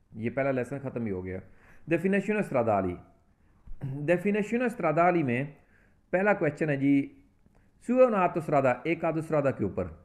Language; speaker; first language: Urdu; non-native, local second language; Punjabi